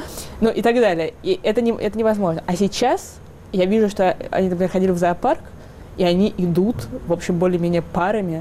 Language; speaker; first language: Russian; native; Russian